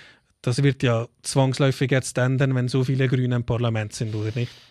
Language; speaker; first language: German; native; German